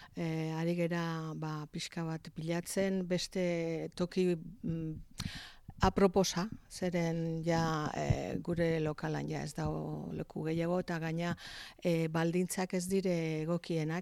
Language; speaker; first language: Basque; native; Basque